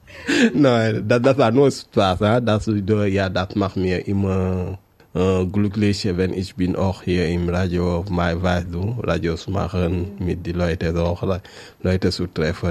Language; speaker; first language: German; non-native, learner; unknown